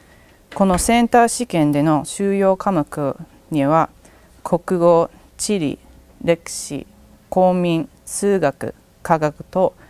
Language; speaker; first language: Japanese; non-native, learner; English